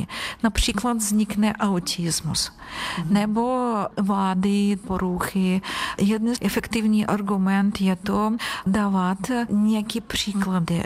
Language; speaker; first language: Czech; non-native, learner; Ukrainian